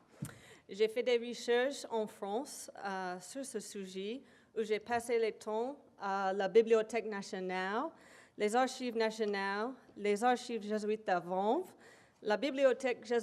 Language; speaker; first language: French; non-native, local second language; English